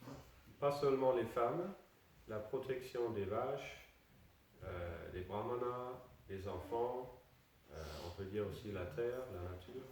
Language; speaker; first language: French; non-native, fluent; Danish